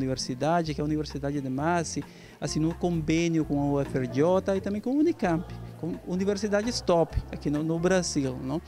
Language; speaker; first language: Portuguese; non-native, fluent; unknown